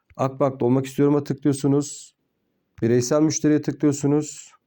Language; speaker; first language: Turkish; native; Turkish